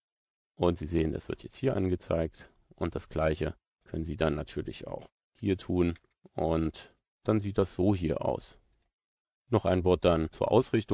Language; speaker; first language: German; native; German